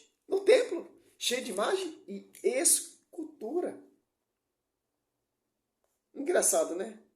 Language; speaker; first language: Portuguese; native; Portuguese